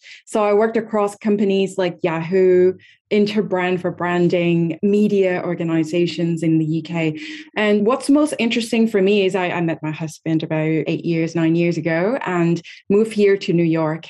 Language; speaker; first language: English; non-native, local second language; Cantonese